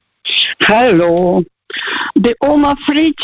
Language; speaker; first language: German; non-native, fluent; Russian